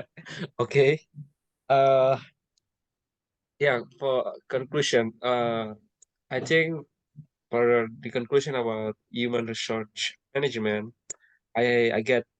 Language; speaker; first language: English; non-native, learner; Indonesian